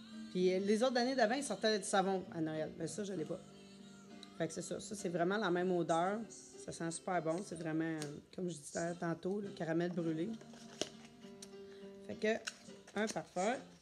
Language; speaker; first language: French; native; French